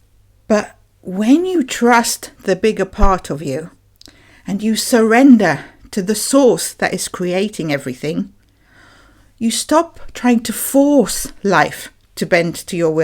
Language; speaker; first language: English; native; English